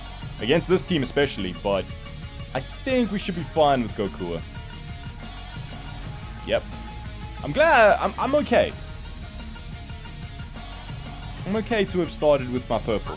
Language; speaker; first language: English; native; English